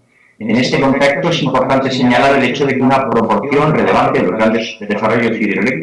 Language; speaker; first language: Spanish; native; Spanish